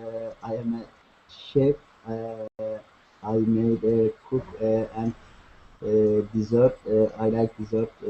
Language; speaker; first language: English; non-native, learner; Turkish